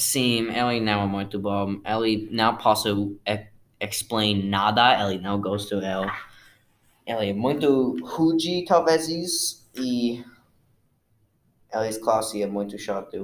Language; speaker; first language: Portuguese; non-native, learner; English